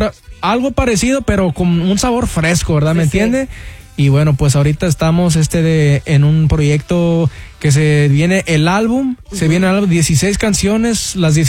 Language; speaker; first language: Spanish; early bilingual, heritage; Spanish